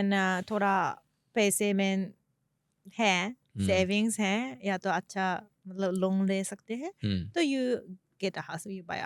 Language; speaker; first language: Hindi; non-native, fluent; Japanese